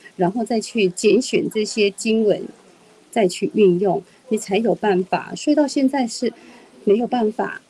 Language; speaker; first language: Chinese; non-native, local second language; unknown